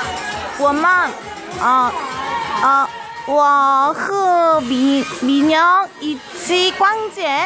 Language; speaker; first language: Chinese; non-native, learner; Korean